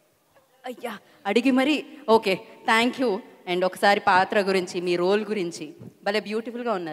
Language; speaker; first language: Telugu; native; Telugu